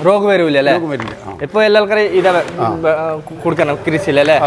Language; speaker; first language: Malayalam; non-native, learner; Bangla